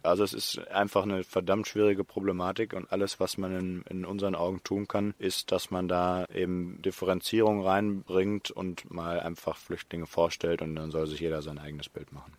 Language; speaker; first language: German; native; German